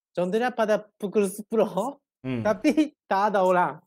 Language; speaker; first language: Malay; non-native, learner; Japanese